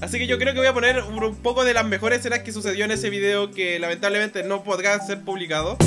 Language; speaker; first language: Spanish; native; Spanish